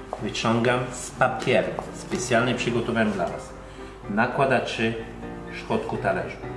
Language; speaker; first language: Polish; non-native, learner; French